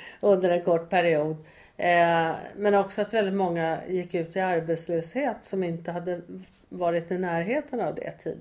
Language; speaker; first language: Swedish; native; Swedish